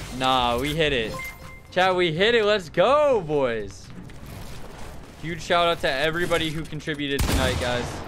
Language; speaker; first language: English; native; English